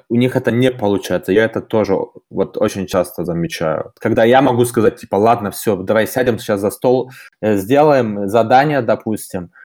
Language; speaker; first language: Russian; early bilingual, heritage; German